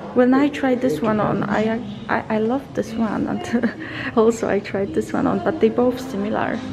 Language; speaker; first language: English; non-native, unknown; Polish